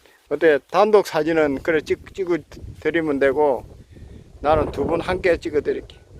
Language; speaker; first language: Korean; native; Korean